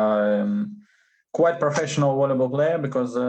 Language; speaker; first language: English; non-native, learner; Russian